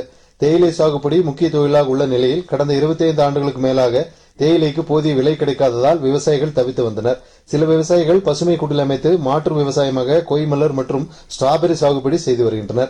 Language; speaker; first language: Tamil; native; Tamil